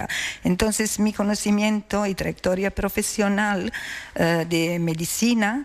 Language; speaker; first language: Spanish; non-native, learner; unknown